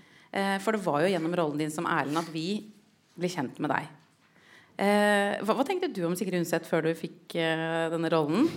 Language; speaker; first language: Norwegian; native; Norwegian